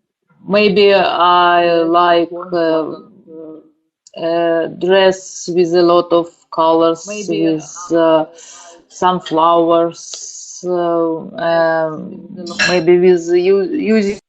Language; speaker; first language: English; non-native, learner; Russian